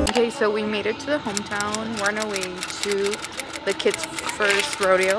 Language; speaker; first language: English; early bilingual, other home language; Spanish